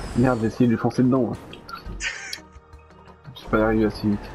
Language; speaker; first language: French; native; French